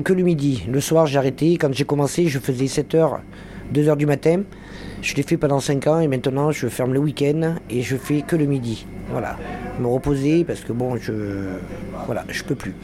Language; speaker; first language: French; native; French